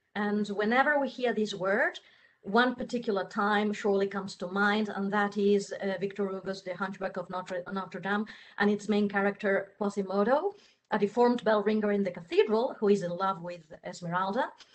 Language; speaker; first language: English; non-native, fluent; Catalan